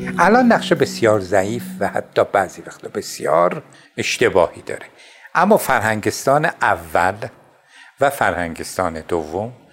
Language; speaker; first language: Persian; non-native, local second language; Azerbaijani